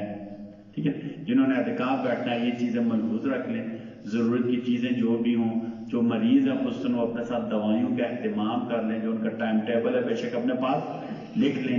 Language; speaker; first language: Urdu; native; Urdu